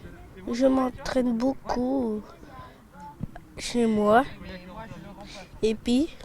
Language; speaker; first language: French; early bilingual, other home language; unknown